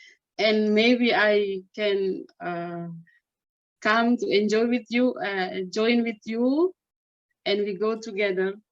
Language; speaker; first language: English; non-native, learner; Indonesian